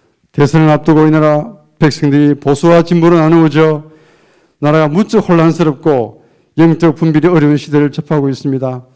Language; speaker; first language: Korean; native; Korean